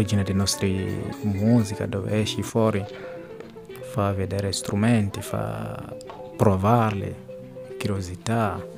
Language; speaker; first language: Italian; non-native, fluent; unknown